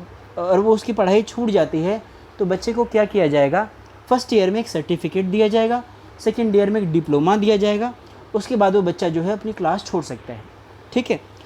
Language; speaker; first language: Hindi; native; Hindi